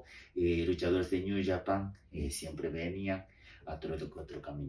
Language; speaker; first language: Spanish; non-native, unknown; Japanese